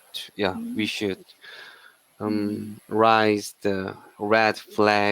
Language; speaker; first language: English; non-native, learner; Korean